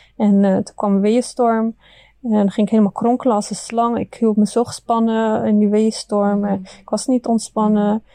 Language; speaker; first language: Dutch; early bilingual, other home language; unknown